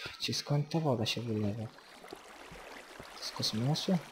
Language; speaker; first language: Polish; native; Polish